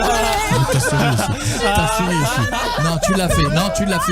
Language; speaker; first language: French; native; French